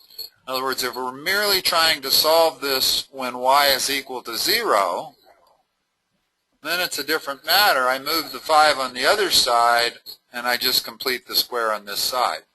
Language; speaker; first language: English; native; English